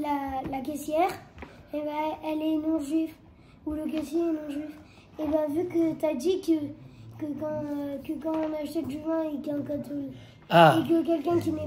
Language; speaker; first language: French; native; French